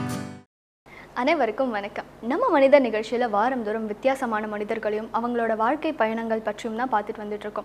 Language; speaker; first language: Tamil; native; Tamil